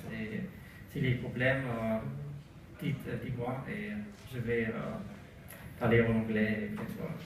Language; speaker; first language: French; non-native, learner; German